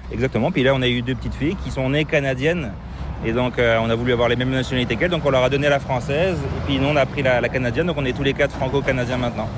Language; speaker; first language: French; native; French